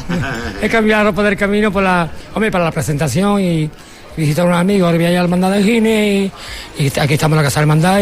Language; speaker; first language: Spanish; native; Spanish